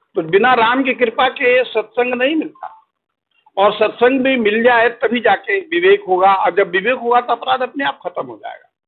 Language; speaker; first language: Hindi; native; Hindi